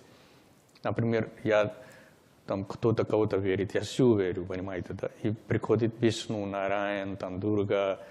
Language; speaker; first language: Russian; non-native, learner; Hindi